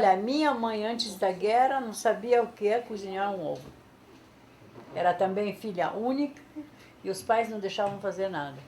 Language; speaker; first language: Portuguese; non-native, fluent; Polish